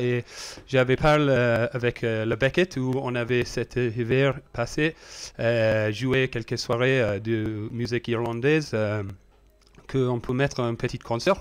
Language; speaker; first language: French; non-native, learner; English